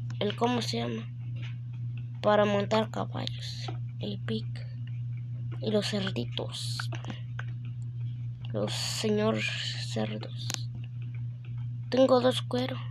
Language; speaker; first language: Spanish; early bilingual, heritage; Spanish